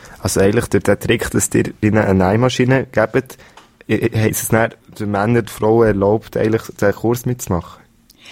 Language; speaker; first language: German; native; German